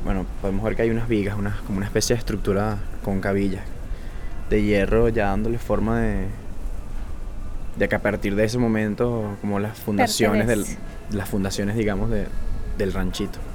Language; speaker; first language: Spanish; native; Spanish